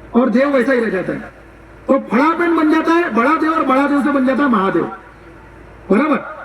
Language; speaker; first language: Hindi; non-native, local second language; Marathi